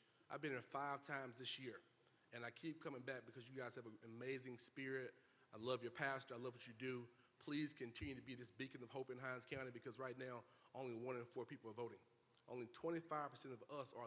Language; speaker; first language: English; native; English